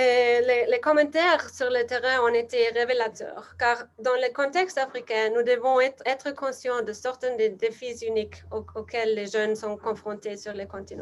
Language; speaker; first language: French; non-native, learner; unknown